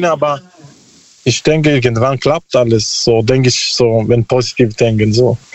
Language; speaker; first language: German; non-native, learner; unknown